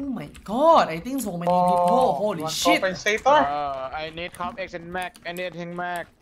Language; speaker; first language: English; non-native, learner; Thai